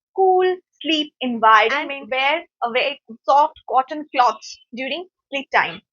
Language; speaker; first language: English; non-native, local second language; Bangla